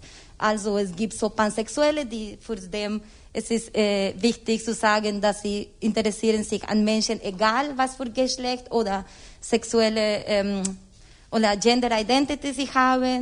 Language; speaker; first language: German; non-native, learner; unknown